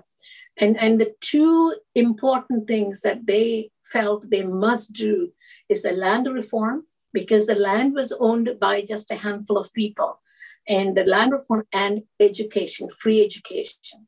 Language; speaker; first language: English; non-native, local second language; Malayalam